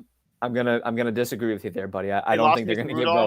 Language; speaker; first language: English; native; English